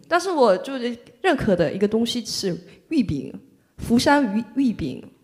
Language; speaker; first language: Chinese; non-native, fluent; Korean